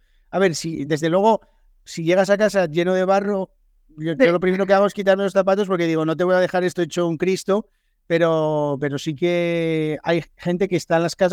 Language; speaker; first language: Spanish; native; Spanish